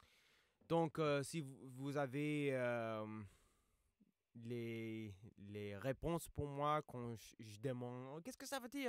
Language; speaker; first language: French; non-native, fluent; English